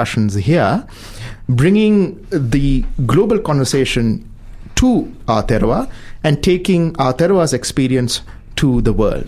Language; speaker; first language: English; non-native, local second language; Sinhala